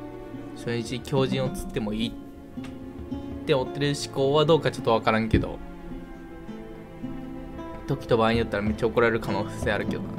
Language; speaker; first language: Japanese; native; Japanese